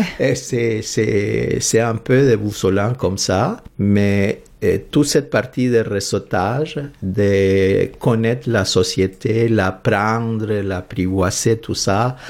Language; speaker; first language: French; non-native, fluent; Spanish